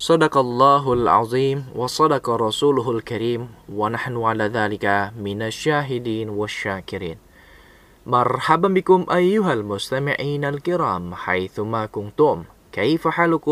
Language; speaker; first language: Arabic; non-native, fluent; Indonesian